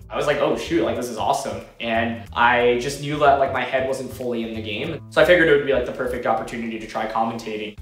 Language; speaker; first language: English; native; English